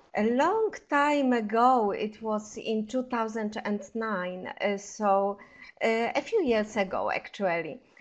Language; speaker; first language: English; non-native, fluent; Polish